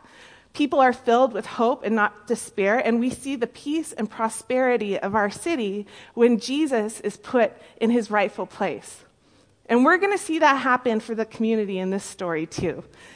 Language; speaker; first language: English; native; English